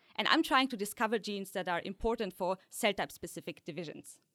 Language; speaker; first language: English; early bilingual, other home language; Polish